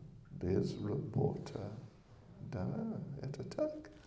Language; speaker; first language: Russian; non-native, learner; English